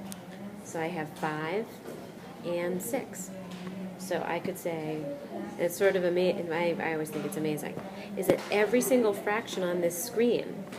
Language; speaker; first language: English; native; English